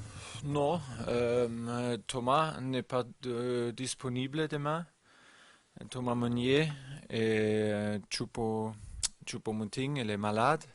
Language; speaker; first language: French; non-native, learner; German